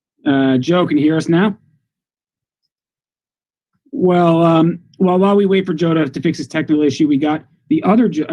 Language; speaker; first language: English; native; English